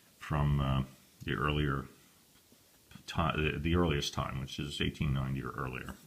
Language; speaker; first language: English; native; English